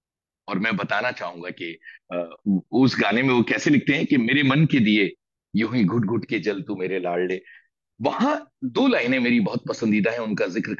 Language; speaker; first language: Hindi; native; Hindi